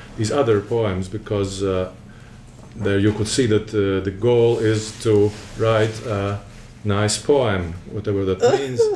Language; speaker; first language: English; non-native, fluent; Latvian